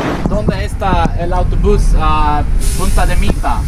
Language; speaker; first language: Spanish; non-native, learner; English